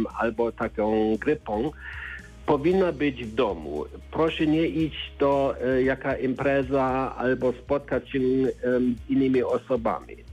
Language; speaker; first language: Polish; non-native, learner; German